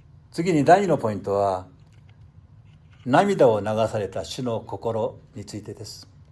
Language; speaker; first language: Japanese; native; Japanese